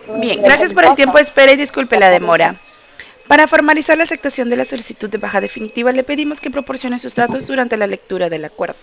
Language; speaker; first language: Spanish; native; Spanish